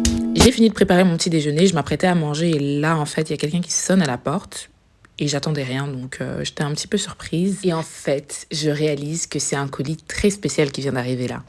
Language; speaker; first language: French; native; French